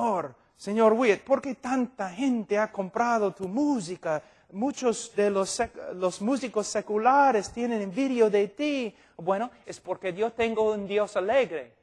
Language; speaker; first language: Spanish; non-native, fluent; English